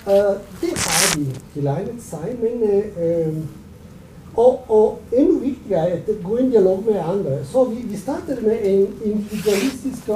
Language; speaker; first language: Danish; non-native, fluent; Italian